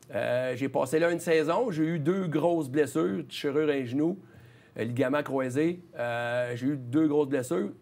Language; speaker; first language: French; native; French